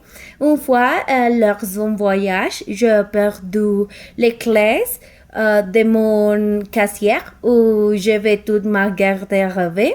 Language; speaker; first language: French; non-native, learner; Spanish